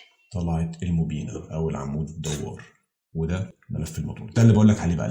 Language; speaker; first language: Arabic; native; Arabic